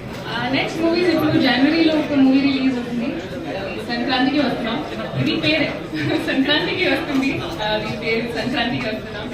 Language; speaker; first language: Telugu; non-native, local second language; Hindi